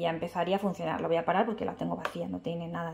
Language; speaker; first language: Spanish; native; Spanish